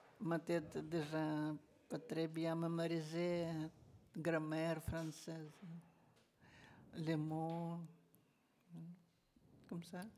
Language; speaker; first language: French; non-native, learner; Russian